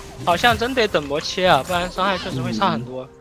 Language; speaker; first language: Chinese; native; Chinese